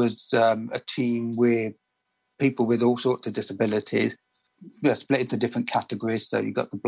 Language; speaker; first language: English; native; English